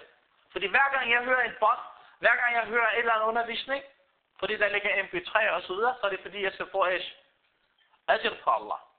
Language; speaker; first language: Danish; early bilingual, other home language; Arabic